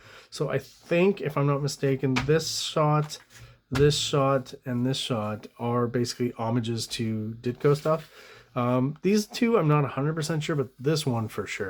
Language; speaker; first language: English; native; English